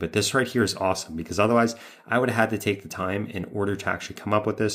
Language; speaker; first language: English; native; English